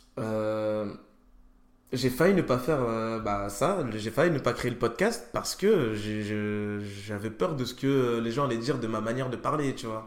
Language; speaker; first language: French; early bilingual, other home language; Ewe